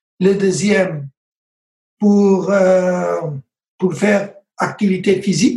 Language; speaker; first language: French; non-native, learner; Spanish